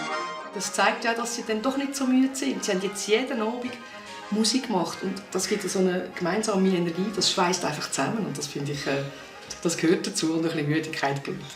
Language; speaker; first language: German; native; German